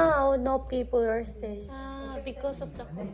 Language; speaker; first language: English; non-native, learner; Japanese